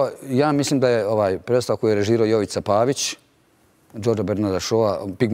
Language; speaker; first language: Bosnian; native; Bosnian